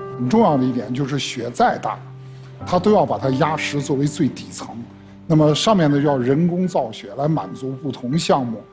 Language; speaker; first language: Chinese; native; Chinese